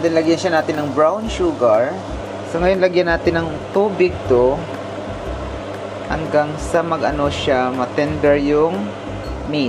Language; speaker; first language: Filipino; native; Filipino